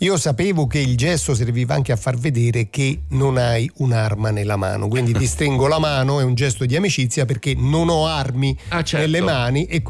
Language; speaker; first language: Italian; native; Italian